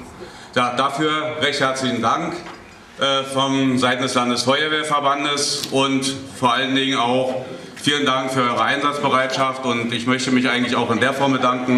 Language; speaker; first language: German; native; German